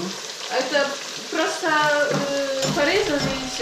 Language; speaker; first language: Russian; non-native, learner; Polish